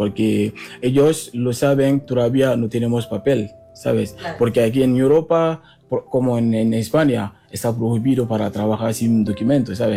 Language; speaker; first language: Spanish; non-native, fluent; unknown